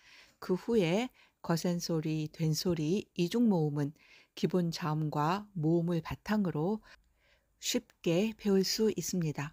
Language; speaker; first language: Korean; native; Korean